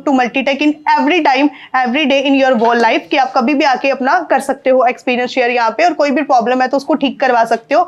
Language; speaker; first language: Hindi; native; Hindi